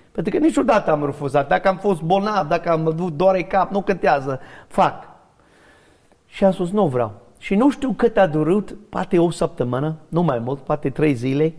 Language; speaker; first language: Romanian; non-native, learner; English